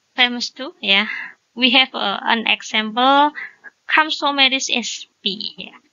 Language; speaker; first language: English; non-native, learner; Indonesian